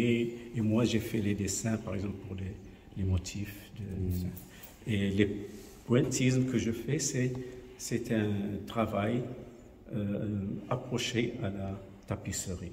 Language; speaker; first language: French; non-native, local second language; Arabic